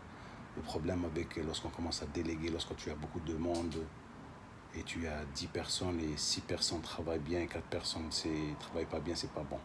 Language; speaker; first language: French; non-native, local second language; Arabic